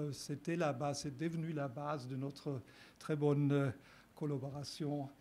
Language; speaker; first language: French; non-native, fluent; German